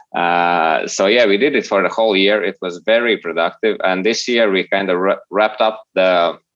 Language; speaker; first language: English; non-native, fluent; Latvian